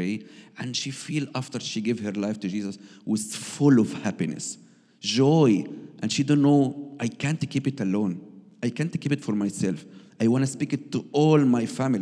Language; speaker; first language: English; non-native, learner; Arabic